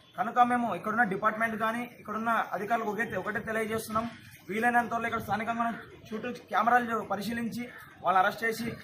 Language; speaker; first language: Telugu; native; Telugu